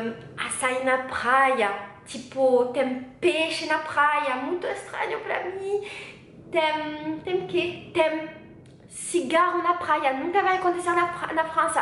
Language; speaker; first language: Portuguese; non-native, learner; French